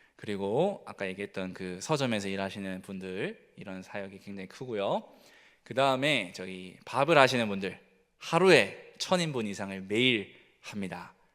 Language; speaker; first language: Korean; native; Korean